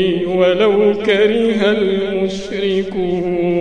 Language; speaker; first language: Arabic; native; Arabic